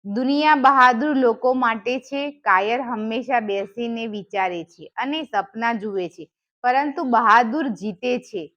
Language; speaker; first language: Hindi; non-native, local second language; Gujarati